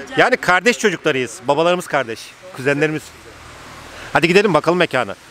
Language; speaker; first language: Turkish; native; Turkish